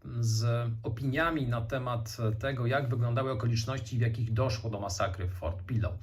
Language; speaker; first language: Polish; native; Polish